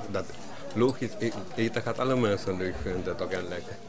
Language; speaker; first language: Dutch; non-native, learner; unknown